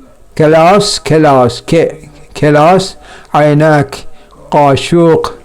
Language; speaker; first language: Persian; non-native, fluent; Urdu